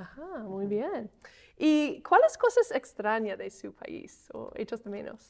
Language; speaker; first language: Spanish; non-native, fluent; English